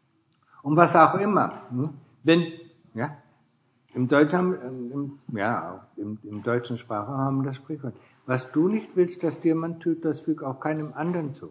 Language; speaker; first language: German; non-native, fluent; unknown